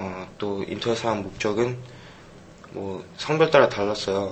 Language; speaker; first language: Korean; early bilingual, heritage; Korean